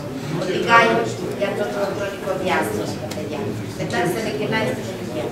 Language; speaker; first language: Greek; non-native, fluent; Serbian